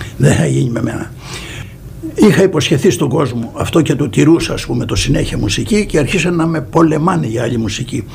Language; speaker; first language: Greek; native; Greek